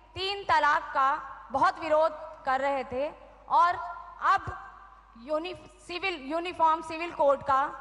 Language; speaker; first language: Hindi; native; Hindi